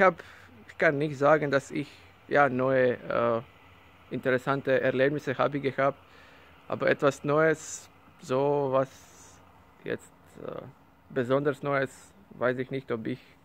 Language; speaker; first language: German; non-native, learner; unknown